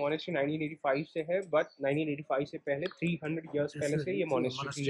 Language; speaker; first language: Hindi; native; Hindi